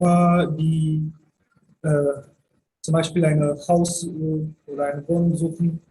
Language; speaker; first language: German; early bilingual, other home language; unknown